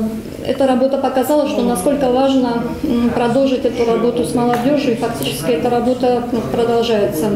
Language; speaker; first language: Russian; native; Russian